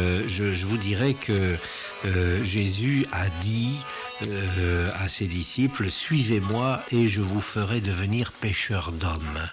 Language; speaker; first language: French; native; French